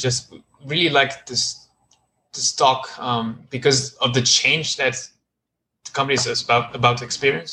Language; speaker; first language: English; non-native, local second language; Cantonese